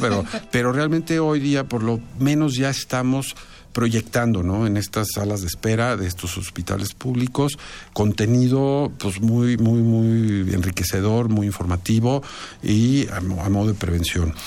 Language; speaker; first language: Spanish; native; Spanish